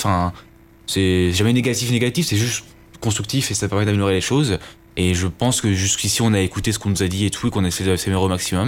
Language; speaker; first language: French; native; French